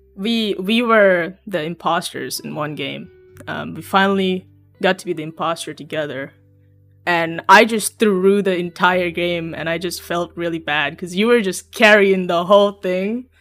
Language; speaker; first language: English; early bilingual, other home language; Sinhala